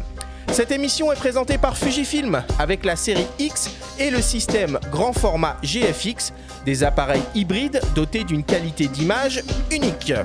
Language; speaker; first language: French; native; French